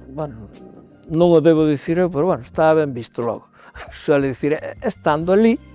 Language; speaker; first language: Galician; native; Galician